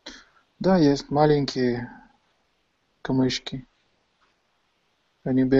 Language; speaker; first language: Russian; non-native, fluent; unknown